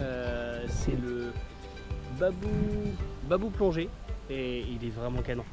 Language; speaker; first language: French; native; French